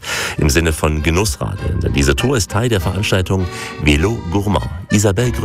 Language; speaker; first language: German; native; German